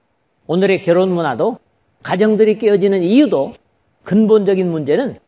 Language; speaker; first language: Korean; native; Korean